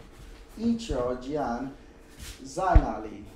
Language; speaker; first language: Chinese; non-native, learner; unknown